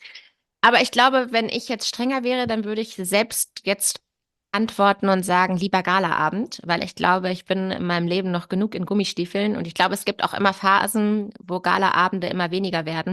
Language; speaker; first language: German; native; German